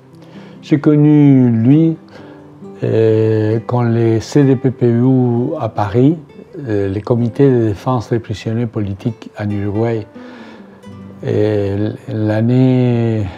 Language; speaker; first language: French; non-native, fluent; Spanish